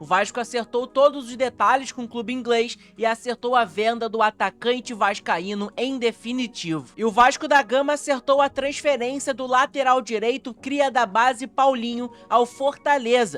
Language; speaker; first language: Portuguese; native; Portuguese